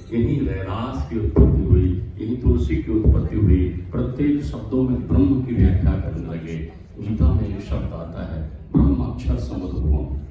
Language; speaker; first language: Hindi; native; Hindi